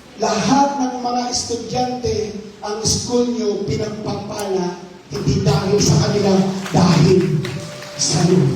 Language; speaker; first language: Filipino; non-native, local second language; Hiligaynon